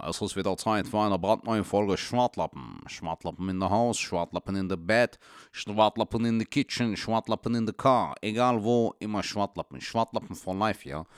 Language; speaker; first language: German; native; German